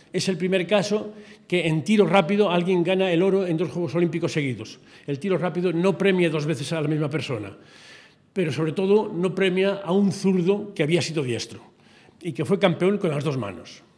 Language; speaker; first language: Spanish; native; Spanish